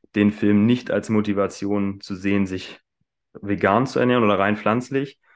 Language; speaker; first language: German; native; German